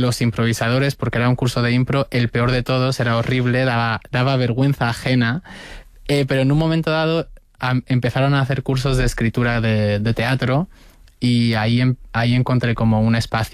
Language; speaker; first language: Spanish; native; Spanish